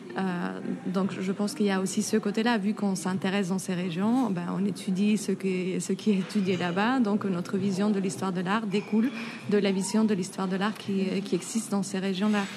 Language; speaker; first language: French; non-native, fluent; Spanish